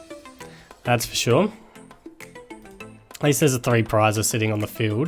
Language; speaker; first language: English; native; English